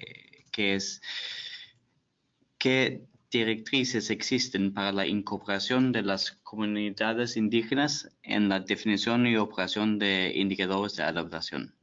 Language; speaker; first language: Spanish; non-native, fluent; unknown